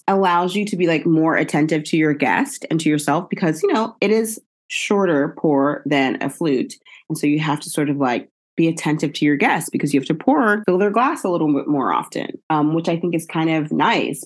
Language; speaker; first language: English; native; English